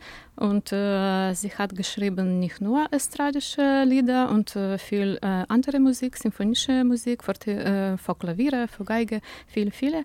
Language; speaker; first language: German; non-native, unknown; Ukrainian